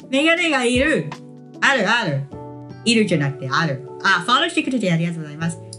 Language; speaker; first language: Japanese; non-native, learner; English